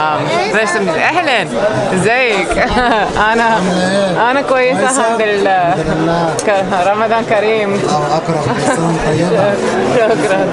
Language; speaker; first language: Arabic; non-native, learner; English